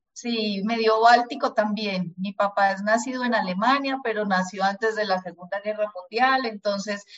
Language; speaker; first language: Spanish; early bilingual, other home language; German